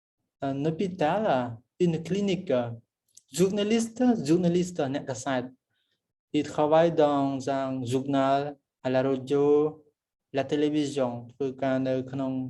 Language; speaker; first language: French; non-native, fluent; Khmer